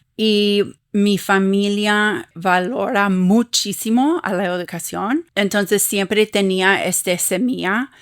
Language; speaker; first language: Spanish; non-native, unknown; English